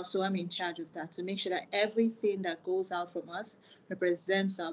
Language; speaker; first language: English; non-native, local second language; Igbo